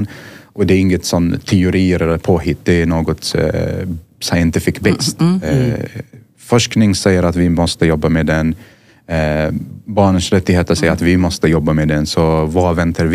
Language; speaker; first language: Swedish; non-native, fluent; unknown